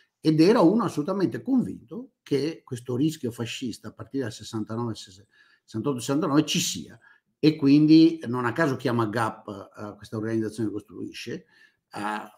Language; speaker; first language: Italian; native; Italian